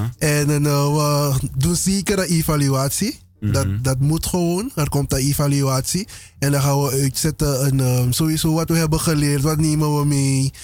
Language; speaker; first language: Dutch; native; Dutch